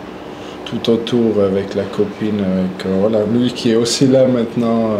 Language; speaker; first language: French; non-native, local second language; German